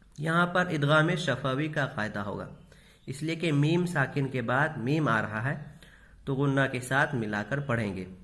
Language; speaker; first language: Urdu; native; Urdu